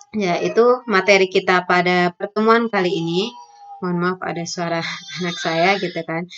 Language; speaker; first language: Indonesian; native; Indonesian